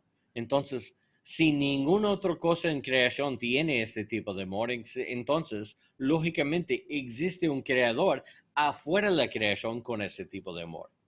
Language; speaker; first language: Spanish; non-native, learner; English